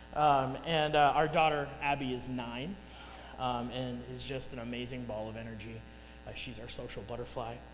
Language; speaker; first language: English; native; English